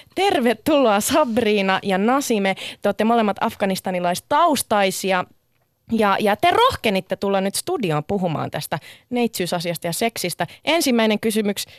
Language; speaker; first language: Finnish; early bilingual, other home language; Sinhala